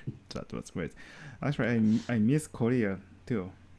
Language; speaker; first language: English; non-native, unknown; Japanese